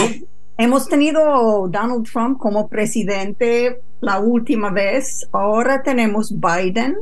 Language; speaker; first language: Spanish; non-native, fluent; English